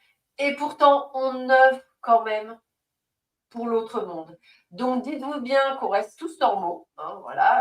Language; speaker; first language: French; native; French